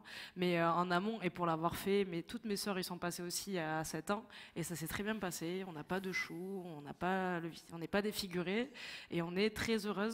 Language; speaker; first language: French; native; French